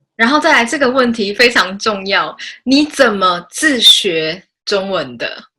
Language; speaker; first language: Chinese; native; Chinese